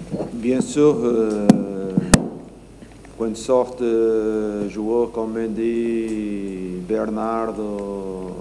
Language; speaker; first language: French; non-native, learner; Portuguese